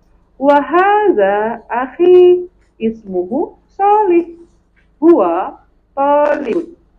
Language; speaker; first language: Arabic; non-native, fluent; Indonesian